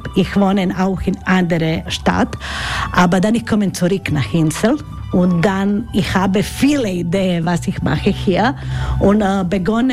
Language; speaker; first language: German; non-native, learner; Croatian